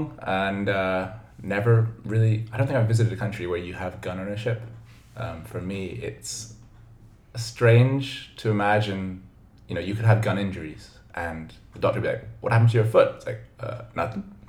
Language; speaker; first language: English; native; English